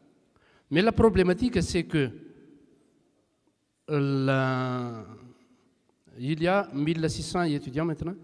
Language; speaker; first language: French; non-native, local second language; Malagasy